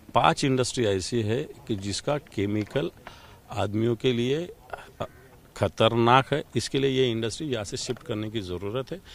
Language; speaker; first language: Hindi; non-native, local second language; Marathi